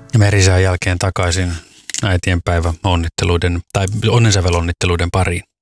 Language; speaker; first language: Finnish; native; Finnish